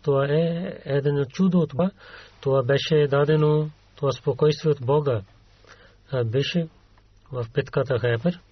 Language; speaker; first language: Bulgarian; non-native, learner; Urdu